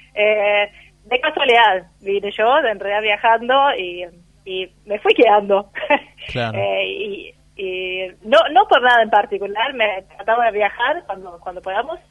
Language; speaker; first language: Spanish; non-native, fluent; Swedish